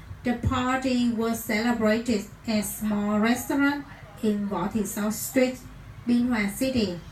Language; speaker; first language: English; non-native, learner; Vietnamese